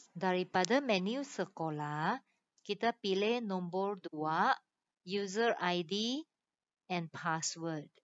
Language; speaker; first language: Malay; non-native, local second language; Chinese